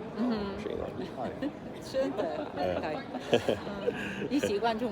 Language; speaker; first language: Chinese; non-native, fluent; Czech